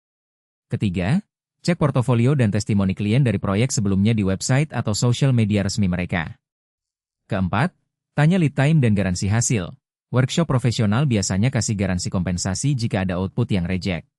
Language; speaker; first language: Indonesian; native; Indonesian